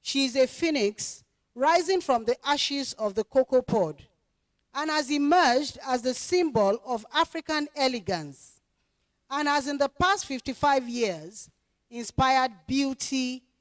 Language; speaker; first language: English; non-native, local second language; Yoruba